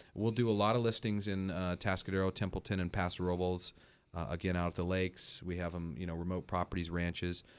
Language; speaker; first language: English; native; English